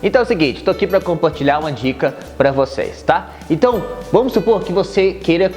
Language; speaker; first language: Portuguese; native; Portuguese